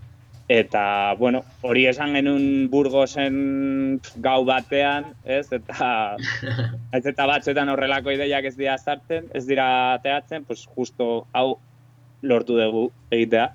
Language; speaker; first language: Basque; non-native, local second language; Spanish